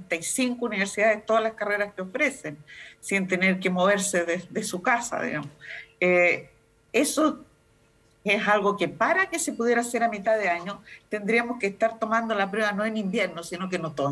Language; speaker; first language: Spanish; native; Spanish